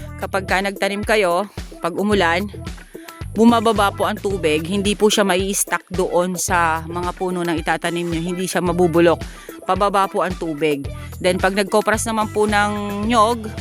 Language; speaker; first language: Filipino; native; Filipino